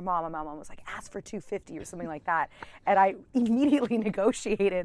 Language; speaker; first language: English; native; English